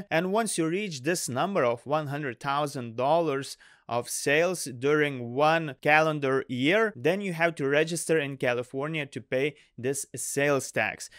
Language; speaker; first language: English; non-native, fluent; Lithuanian